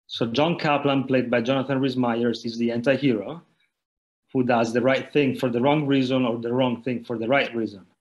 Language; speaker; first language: English; non-native, fluent; Italian